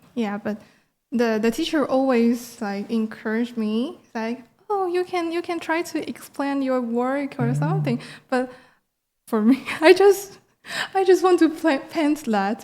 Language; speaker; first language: English; non-native, learner; Chinese